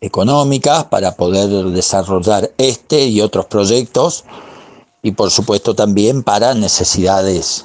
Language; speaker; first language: Spanish; native; Spanish